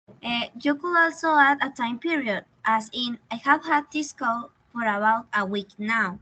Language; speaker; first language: English; non-native, fluent; Spanish